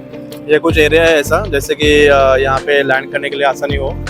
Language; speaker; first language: Hindi; native; Hindi